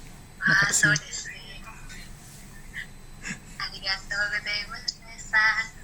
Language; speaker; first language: Japanese; non-native, learner; Indonesian